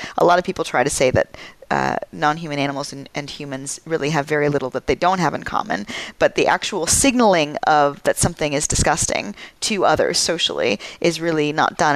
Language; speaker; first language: English; native; English